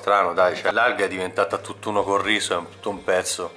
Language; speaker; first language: Italian; native; Italian